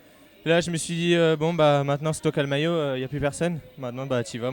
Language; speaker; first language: French; native; French